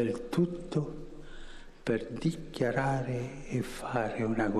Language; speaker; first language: Italian; non-native, fluent; Spanish